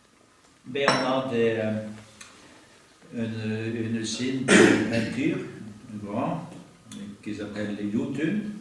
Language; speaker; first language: French; non-native, learner; Norwegian